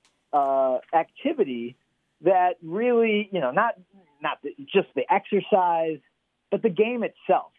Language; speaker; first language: English; native; English